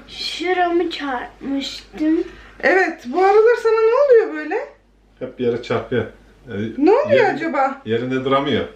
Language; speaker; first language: Turkish; early bilingual, heritage; Turkish